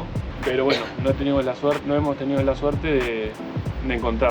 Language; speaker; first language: Spanish; native; Spanish